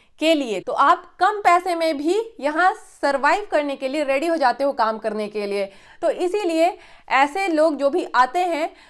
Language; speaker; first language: Hindi; native; Hindi